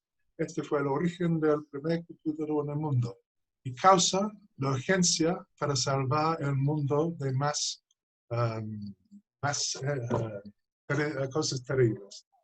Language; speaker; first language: Spanish; non-native, fluent; English